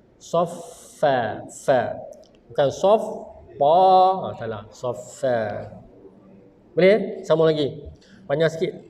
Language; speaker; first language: Malay; native; Malay